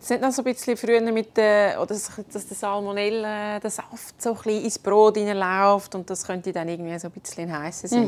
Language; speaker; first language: German; native; German